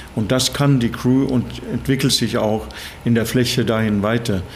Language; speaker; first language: German; non-native, fluent; Norwegian